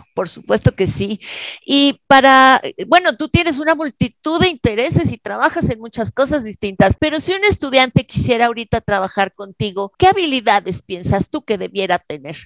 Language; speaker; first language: Spanish; native; Spanish